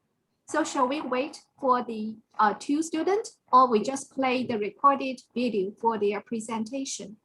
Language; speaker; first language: English; non-native, fluent; Chinese